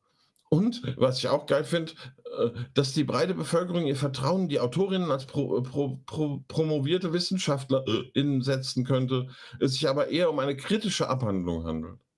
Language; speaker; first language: German; native; German